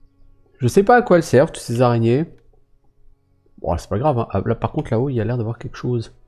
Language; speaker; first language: French; native; French